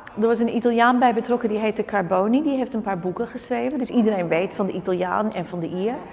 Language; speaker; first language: Dutch; native; Dutch